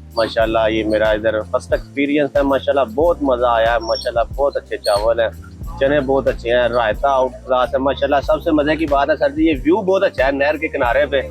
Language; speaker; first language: Urdu; non-native, local second language; Punjabi